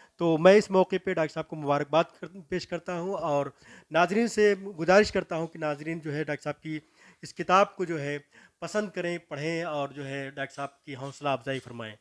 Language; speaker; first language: Hindi; native; Hindi